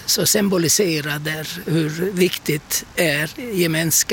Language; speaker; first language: Swedish; non-native, fluent; Turkish